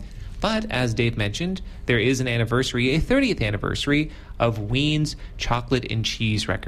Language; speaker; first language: English; native; English